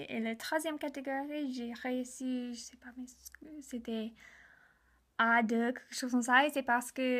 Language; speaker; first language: French; non-native, learner; English